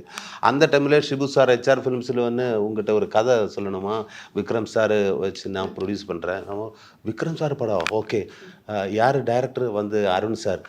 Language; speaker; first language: Tamil; non-native, learner; Malayalam